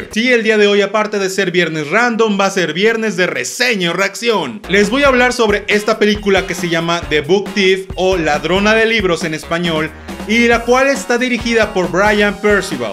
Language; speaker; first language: Spanish; native; Spanish